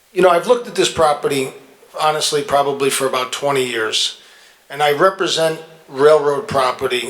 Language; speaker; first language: English; native; English